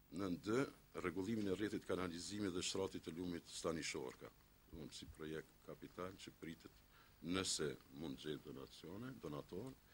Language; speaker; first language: Albanian; native; Albanian